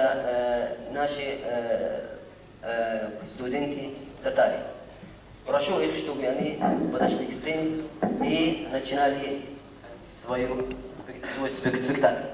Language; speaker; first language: Russian; non-native, learner; Arabic